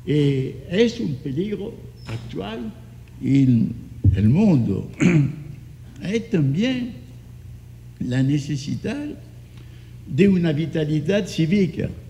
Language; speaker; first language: Spanish; non-native, fluent; French